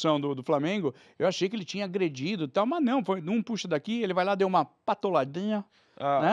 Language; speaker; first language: Portuguese; native; Portuguese